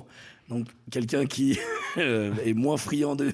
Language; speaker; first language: French; native; French